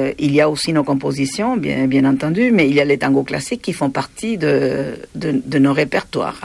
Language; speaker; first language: French; non-native, fluent; Spanish